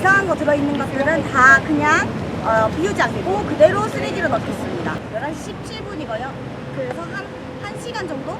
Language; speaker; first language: Korean; native; Korean